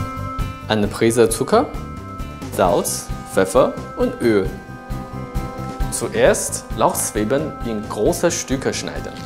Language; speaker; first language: German; non-native, local second language; Chinese